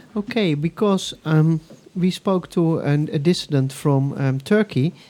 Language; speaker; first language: English; non-native, fluent; Dutch